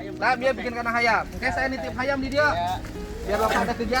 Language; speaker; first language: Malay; non-native, local second language; Sundanese